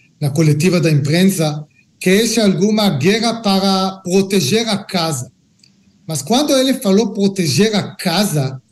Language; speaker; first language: Portuguese; non-native, learner; Hebrew